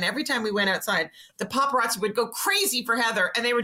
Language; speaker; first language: English; native; English